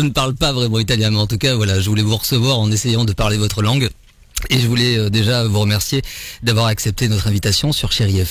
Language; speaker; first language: French; native; French